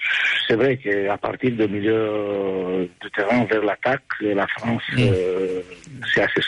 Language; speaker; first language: French; non-native, fluent; Romanian